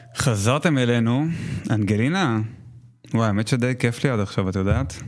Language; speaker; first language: Hebrew; native; Hebrew